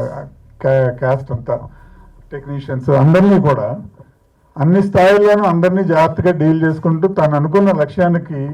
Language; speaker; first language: Telugu; native; Telugu